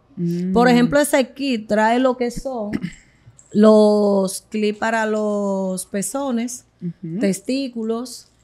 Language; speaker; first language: Spanish; native; Spanish